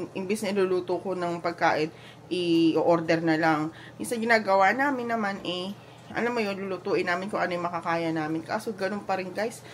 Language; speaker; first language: Filipino; native; Filipino